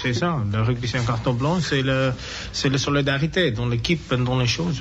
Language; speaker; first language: French; non-native, learner; English